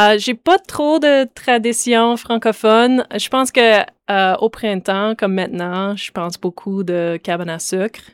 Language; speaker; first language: French; non-native, local second language; English